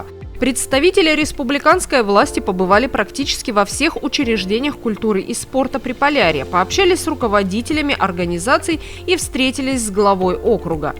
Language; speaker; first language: Russian; native; Russian